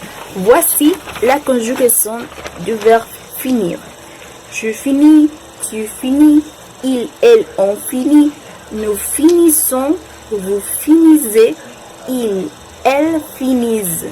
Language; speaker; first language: French; non-native, learner; Spanish